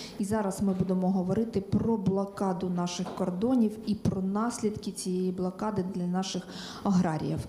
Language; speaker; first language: Ukrainian; native; Ukrainian